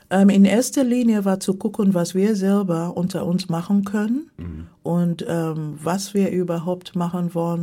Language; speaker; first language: German; non-native, fluent; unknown